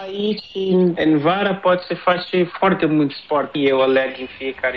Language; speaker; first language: Romanian; non-native, learner; Portuguese